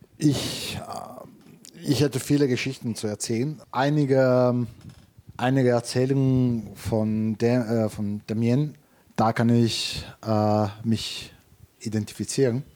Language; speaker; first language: German; non-native, fluent; Italian